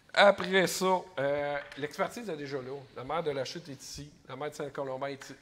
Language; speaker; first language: French; native; French